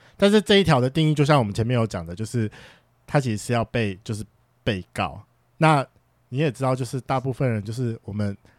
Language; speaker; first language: Chinese; native; Chinese